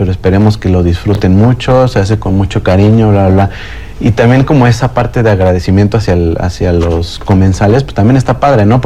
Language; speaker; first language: Spanish; native; Spanish